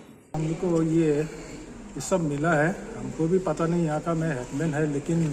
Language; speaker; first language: Hindi; non-native, local second language; Khasi